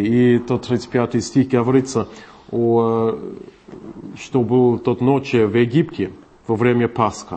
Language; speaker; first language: Russian; non-native, fluent; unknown